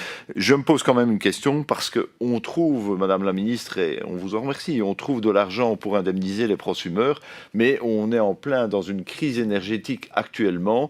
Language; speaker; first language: French; native; French